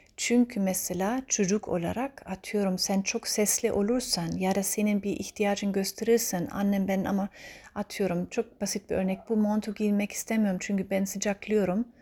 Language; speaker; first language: Turkish; early bilingual, heritage; Turkish